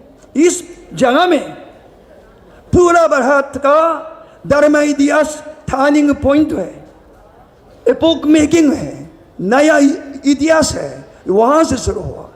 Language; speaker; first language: Hindi; non-native, learner; Japanese